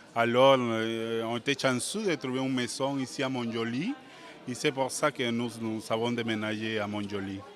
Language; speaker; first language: French; non-native, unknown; Spanish